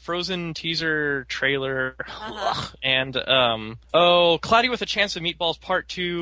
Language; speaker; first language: English; non-native, fluent; Spanish